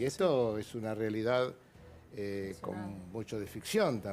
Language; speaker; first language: Spanish; native; Spanish